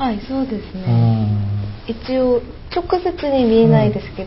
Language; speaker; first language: Japanese; non-native, fluent; Korean